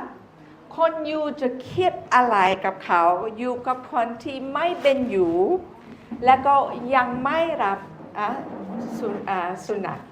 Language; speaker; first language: Thai; non-native, fluent; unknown